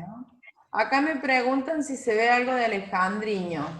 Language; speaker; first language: Spanish; native; Spanish